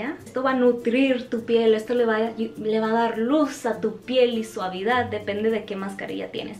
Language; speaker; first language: Spanish; native; Spanish